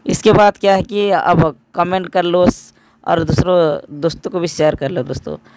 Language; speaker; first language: Hindi; non-native, local second language; Odia